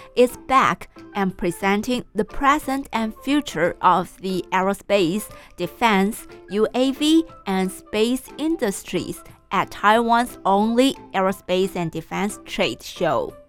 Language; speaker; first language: English; non-native, fluent; Chinese